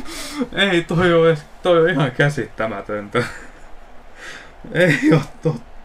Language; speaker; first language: Finnish; native; Finnish